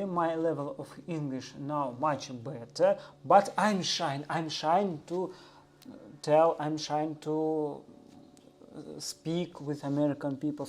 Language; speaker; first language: English; non-native, learner; Russian